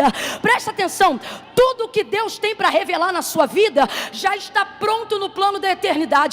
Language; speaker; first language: Portuguese; native; Portuguese